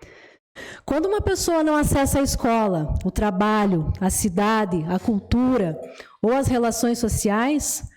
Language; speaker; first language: Portuguese; native; Portuguese